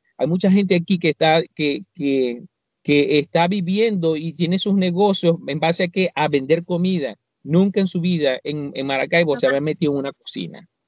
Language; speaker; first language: Spanish; native; Spanish